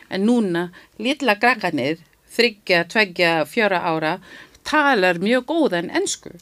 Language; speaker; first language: Icelandic; non-native, fluent; Filipino